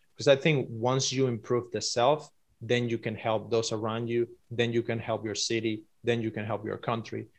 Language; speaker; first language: English; non-native, fluent; Spanish